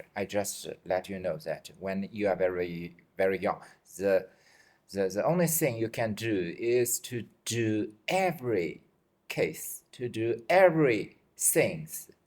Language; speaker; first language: English; non-native, fluent; Chinese